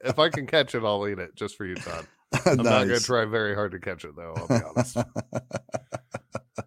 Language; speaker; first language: English; native; English